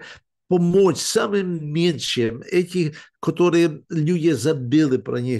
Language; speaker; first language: Russian; early bilingual, heritage; English